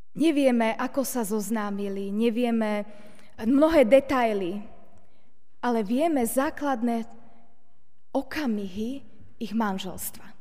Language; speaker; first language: Slovak; native; Slovak